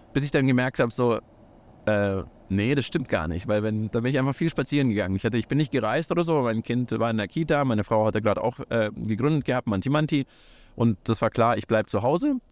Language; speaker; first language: German; early bilingual, other home language; Russian